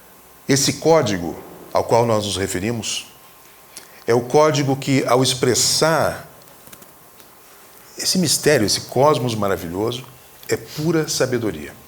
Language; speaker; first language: Portuguese; native; Portuguese